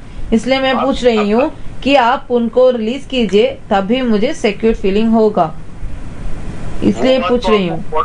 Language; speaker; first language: Hindi; non-native, local second language; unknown